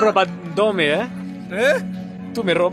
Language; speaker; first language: Spanish; non-native, learner; French